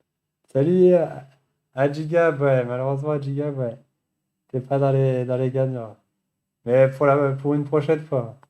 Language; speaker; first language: French; native; French